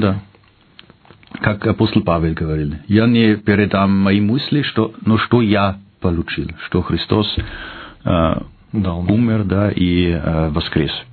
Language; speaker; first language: Russian; non-native, fluent; German